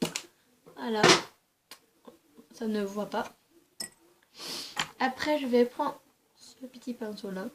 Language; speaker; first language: French; early bilingual, other home language; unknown